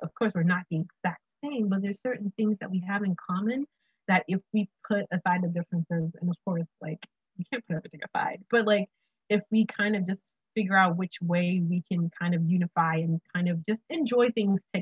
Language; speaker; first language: English; non-native, local second language; Akan